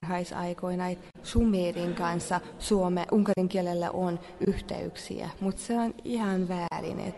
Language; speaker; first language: Finnish; non-native, fluent; Hungarian